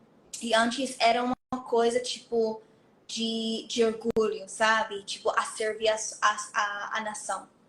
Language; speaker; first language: Portuguese; non-native, fluent; Hebrew